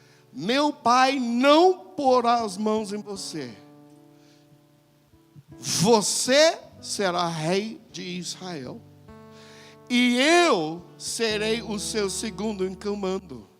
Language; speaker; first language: Portuguese; non-native, fluent; English